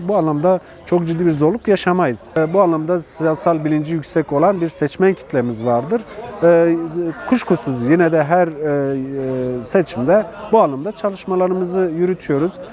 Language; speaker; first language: Turkish; non-native, local second language; Kurdish